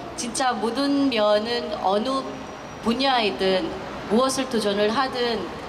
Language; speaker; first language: Korean; non-native, fluent; Filipino